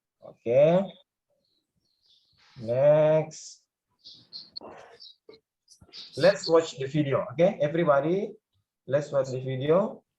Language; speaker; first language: English; non-native, learner; Indonesian